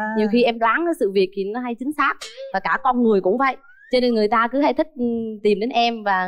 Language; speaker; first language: Vietnamese; native; Vietnamese